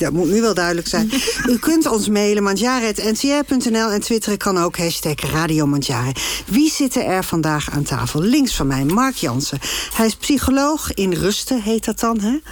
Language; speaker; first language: Dutch; native; Dutch